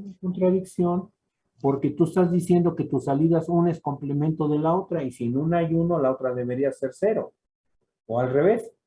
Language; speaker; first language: Spanish; native; Spanish